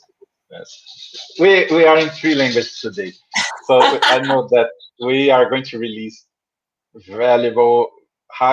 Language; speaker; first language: English; non-native, fluent; Portuguese